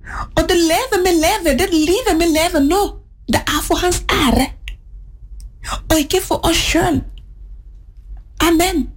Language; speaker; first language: Norwegian; non-native, fluent; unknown